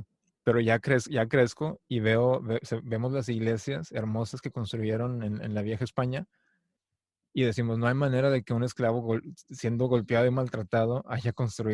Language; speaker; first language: Spanish; native; Spanish